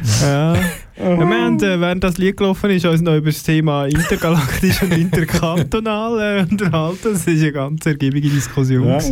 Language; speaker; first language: German; native; German